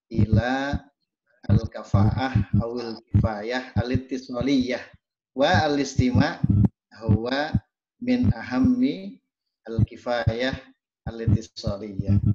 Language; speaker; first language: Arabic; non-native, fluent; Indonesian